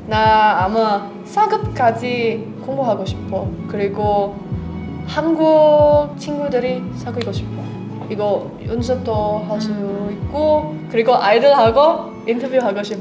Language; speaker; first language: Korean; non-native, learner; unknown